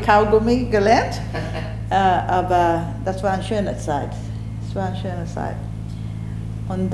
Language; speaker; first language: German; non-native, learner; English